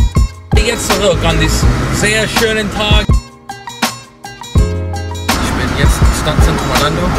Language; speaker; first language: German; non-native, learner; English